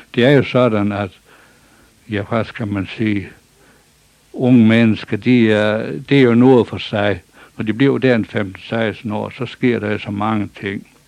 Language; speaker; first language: Danish; native; Danish